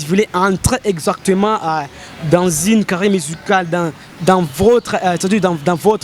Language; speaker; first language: French; non-native, local second language; Rundi